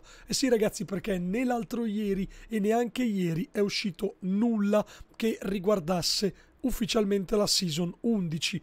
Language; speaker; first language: Italian; native; Italian